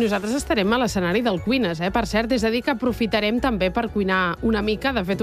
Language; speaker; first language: Catalan; native; Catalan